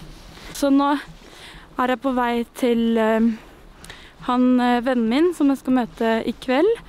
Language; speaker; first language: Norwegian; non-native, fluent; French